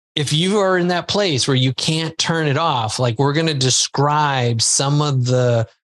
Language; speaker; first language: English; native; English